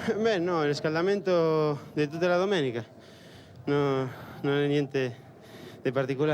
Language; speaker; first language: Italian; non-native, fluent; Spanish